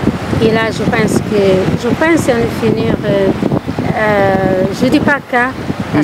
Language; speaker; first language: French; non-native, learner; Kabuverdianu